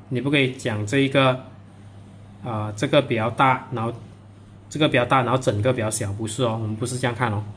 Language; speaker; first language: Chinese; native; Chinese